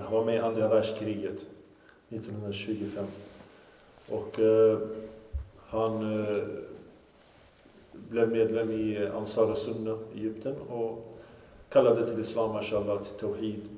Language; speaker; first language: Swedish; non-native, local second language; Arabic